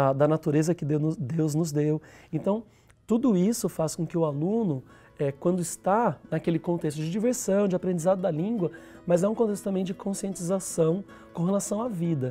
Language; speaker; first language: Portuguese; native; Portuguese